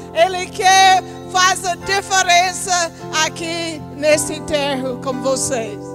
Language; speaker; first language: Portuguese; non-native, learner; English